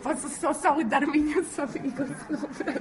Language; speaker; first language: Portuguese; non-native, learner; Croatian